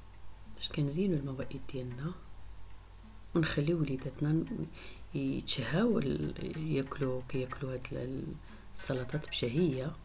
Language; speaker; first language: Arabic; native; Arabic